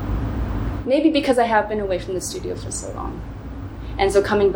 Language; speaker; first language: English; native; English